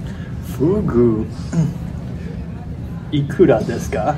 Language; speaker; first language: Japanese; non-native, learner; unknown